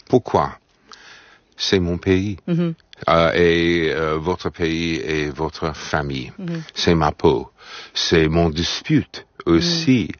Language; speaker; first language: French; non-native, fluent; English